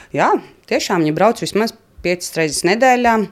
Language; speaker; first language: Latvian; native; Latvian